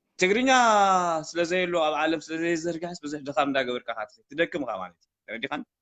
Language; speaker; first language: Tigrinya; native; Tigrinya